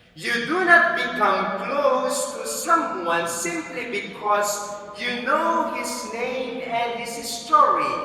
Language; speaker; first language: English; non-native, local second language; Filipino